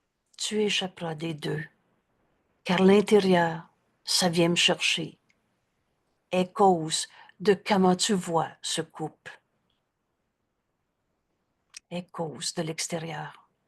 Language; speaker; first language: French; native; French